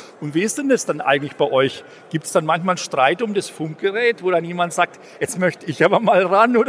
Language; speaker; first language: German; native; German